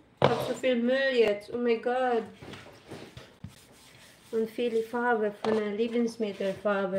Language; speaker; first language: German; non-native, learner; Filipino